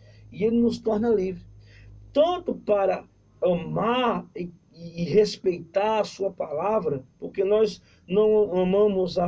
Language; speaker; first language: Portuguese; native; Portuguese